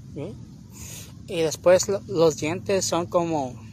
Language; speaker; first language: Spanish; early bilingual, heritage; Spanish